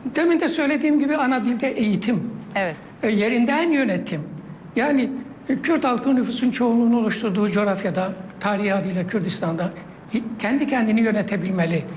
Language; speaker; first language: Turkish; non-native, local second language; Kurdish